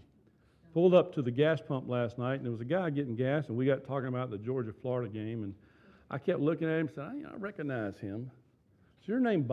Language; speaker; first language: English; native; English